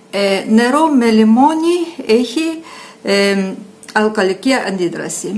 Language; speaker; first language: Greek; non-native, fluent; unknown